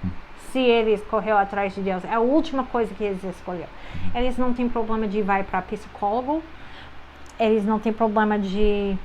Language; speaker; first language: Portuguese; non-native, fluent; English